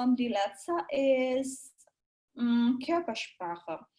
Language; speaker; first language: German; non-native, learner; Indonesian